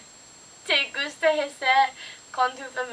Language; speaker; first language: Spanish; non-native, learner; English